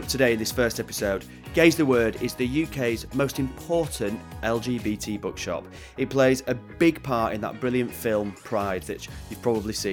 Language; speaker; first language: English; native; English